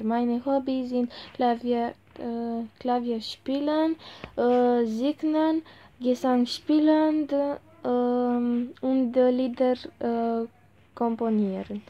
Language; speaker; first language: German; non-native, learner; Romanian